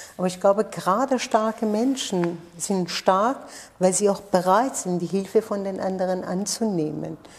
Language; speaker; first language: German; non-native, fluent; Persian